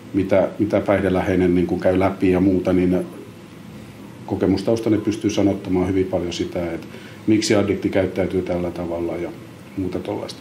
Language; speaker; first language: Finnish; native; Finnish